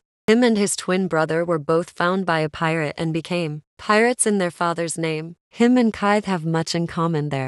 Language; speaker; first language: English; native; English